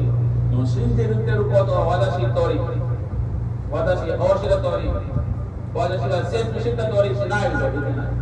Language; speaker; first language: Japanese; non-native, learner; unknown